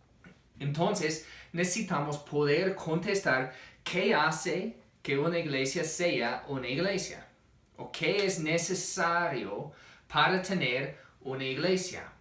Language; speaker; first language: Spanish; non-native, fluent; English